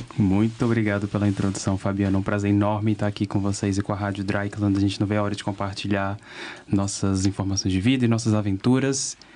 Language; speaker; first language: Portuguese; native; Portuguese